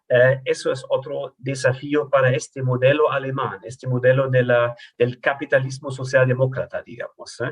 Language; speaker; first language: Spanish; non-native, fluent; German